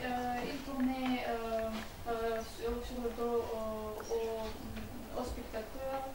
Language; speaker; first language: French; non-native, learner; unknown